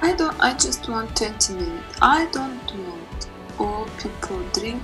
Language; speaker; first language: English; non-native, learner; Russian